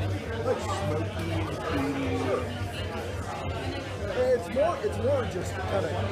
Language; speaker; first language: English; native; English